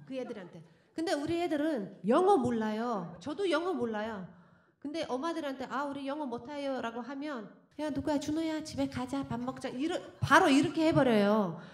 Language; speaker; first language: Korean; non-native, fluent; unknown